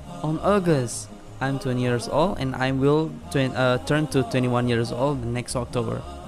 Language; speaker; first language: English; non-native, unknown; Indonesian